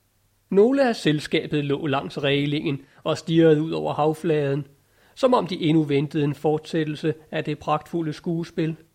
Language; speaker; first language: Danish; native; Danish